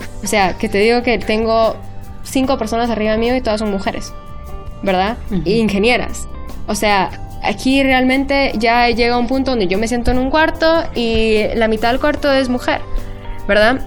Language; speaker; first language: Spanish; early bilingual, heritage; Spanish